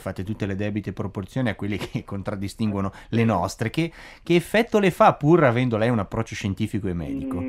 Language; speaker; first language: Italian; native; Italian